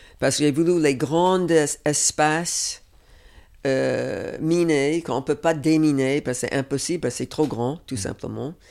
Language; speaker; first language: French; non-native, fluent; English